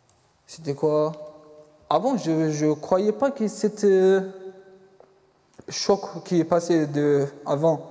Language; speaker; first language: French; non-native, fluent; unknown